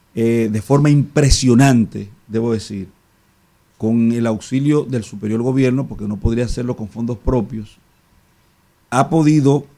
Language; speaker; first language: Spanish; native; Spanish